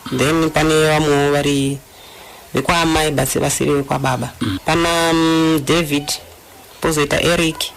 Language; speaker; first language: Shona; non-native, fluent; Luba-Lulua